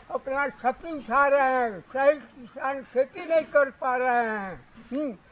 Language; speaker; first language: Hindi; native; Hindi